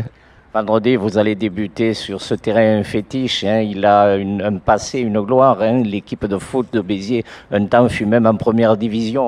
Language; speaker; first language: French; native; French